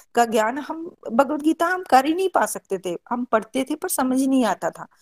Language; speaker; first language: Hindi; native; Hindi